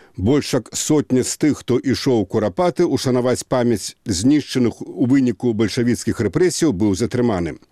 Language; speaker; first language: Belarusian; native; Belarusian